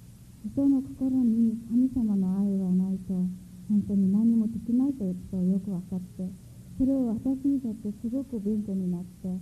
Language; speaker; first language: Japanese; non-native, fluent; Mongolian